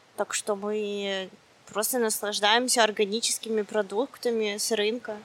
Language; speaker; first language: Russian; native; Russian